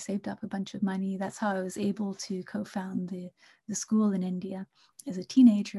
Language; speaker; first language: English; non-native, local second language; Bangla